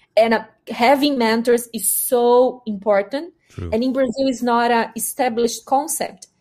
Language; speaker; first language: English; non-native, fluent; Portuguese